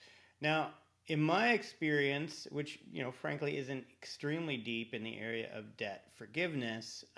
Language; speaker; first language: English; native; English